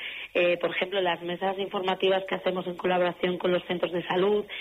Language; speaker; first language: Spanish; native; Spanish